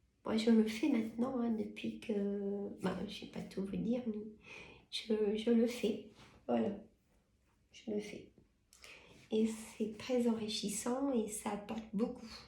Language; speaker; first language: French; native; French